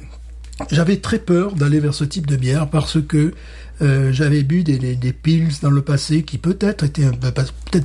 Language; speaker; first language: French; native; French